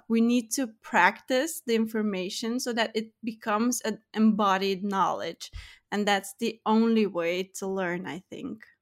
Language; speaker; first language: English; non-native, fluent; Lithuanian